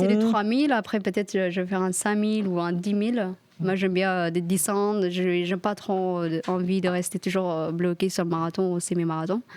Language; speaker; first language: French; non-native, fluent; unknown